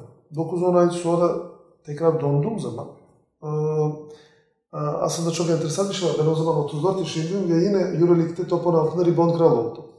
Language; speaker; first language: Turkish; non-native, fluent; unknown